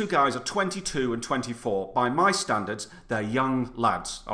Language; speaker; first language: English; native; English